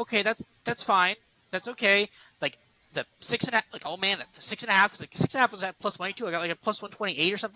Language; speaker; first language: English; native; English